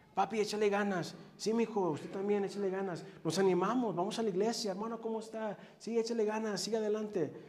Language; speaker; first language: Spanish; early bilingual, heritage; Spanish